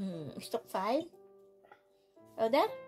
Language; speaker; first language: German; non-native, learner; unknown